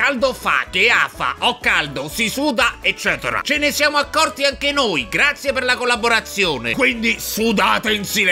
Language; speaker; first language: Italian; native; Italian